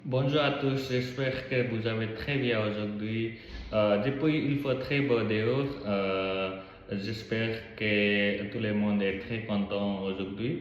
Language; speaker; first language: French; non-native, learner; Nepali